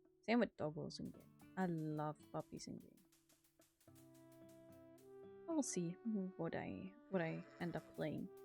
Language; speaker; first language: English; non-native, fluent; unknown